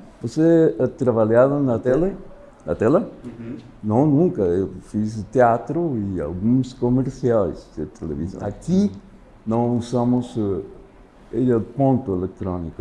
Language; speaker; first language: Portuguese; non-native, learner; Spanish